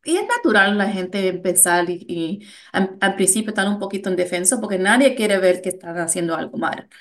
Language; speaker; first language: Spanish; early bilingual, heritage; Spanish